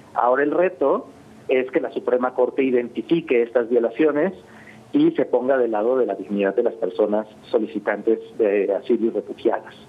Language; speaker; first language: Spanish; native; Spanish